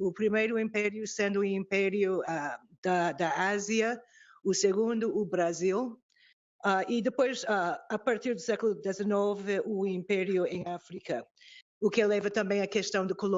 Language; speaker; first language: Portuguese; non-native, fluent; English